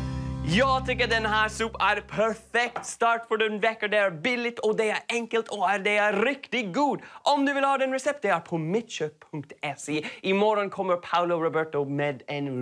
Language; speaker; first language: Swedish; non-native, learner; English